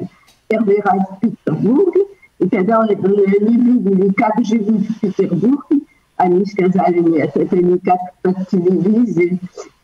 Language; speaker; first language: Russian; early bilingual, heritage; Russian